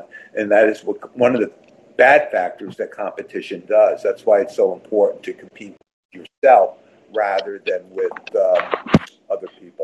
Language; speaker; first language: English; native; English